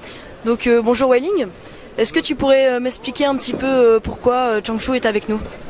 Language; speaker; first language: French; native; French